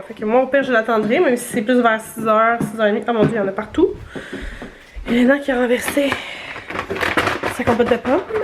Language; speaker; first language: French; native; French